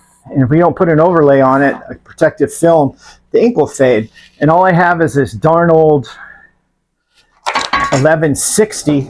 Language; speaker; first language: English; native; English